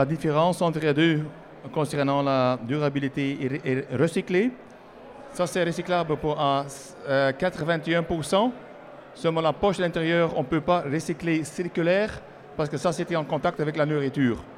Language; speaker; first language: French; non-native, learner; Dutch